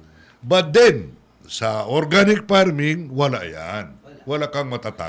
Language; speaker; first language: Filipino; non-native, local second language; Chavacano